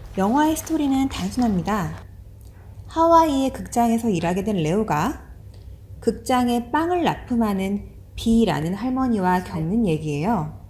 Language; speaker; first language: Korean; native; Korean